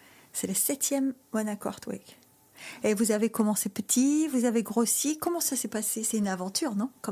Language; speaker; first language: French; native; French